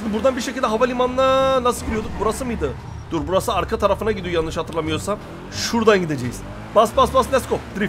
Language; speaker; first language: Turkish; native; Turkish